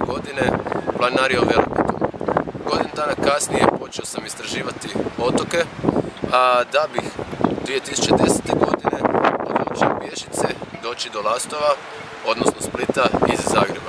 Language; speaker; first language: Croatian; native; Croatian